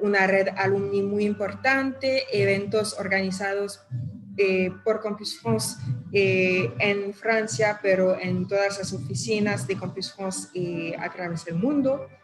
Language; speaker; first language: Spanish; non-native, fluent; French